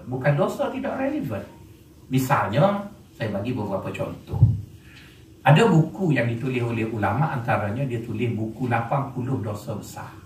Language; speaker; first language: Malay; native; Malay